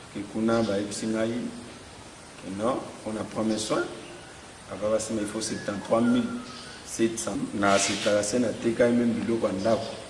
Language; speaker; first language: Lingala; non-native, local second language; Kongo